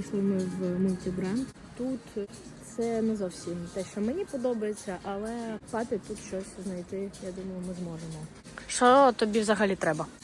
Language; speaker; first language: Ukrainian; non-native, local second language; Russian